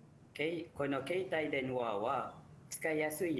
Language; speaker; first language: Japanese; non-native, learner; Malay